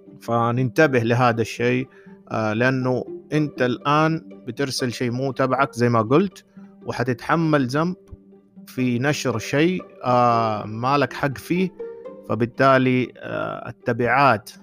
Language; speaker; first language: Arabic; native; Arabic